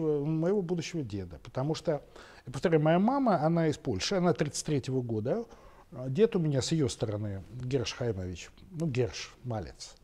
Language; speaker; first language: Russian; native; Russian